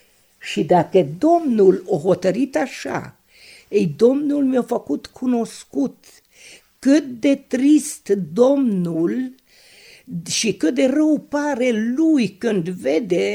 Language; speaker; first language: Romanian; non-native, local second language; Hungarian